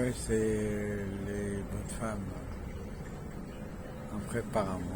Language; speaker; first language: French; early bilingual, other home language; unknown